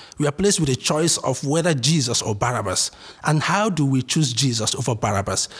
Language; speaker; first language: English; non-native, local second language; Igbo